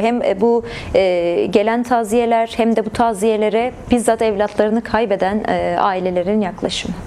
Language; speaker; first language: Turkish; native; Turkish